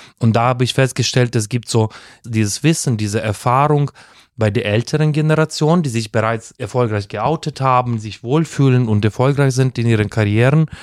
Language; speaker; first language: German; non-native, fluent; Russian